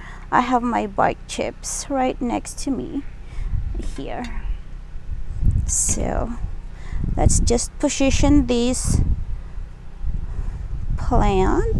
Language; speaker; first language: English; non-native, local second language; Filipino